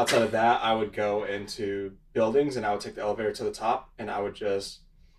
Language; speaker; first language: English; native; English